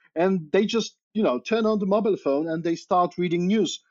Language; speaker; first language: English; non-native, fluent; Polish